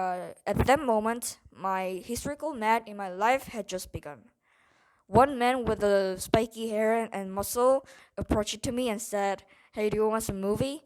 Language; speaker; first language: English; non-native, learner; Korean